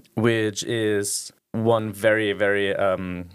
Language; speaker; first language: English; non-native, fluent; German